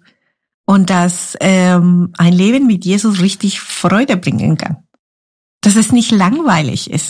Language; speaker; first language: German; non-native, fluent; Spanish